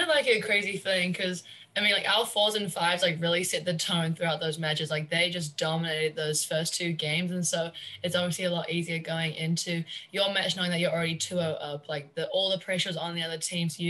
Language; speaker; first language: English; native; English